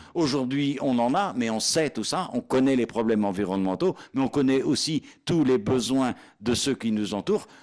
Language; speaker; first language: French; native; French